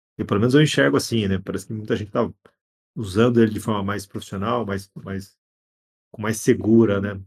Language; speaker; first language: Portuguese; native; Portuguese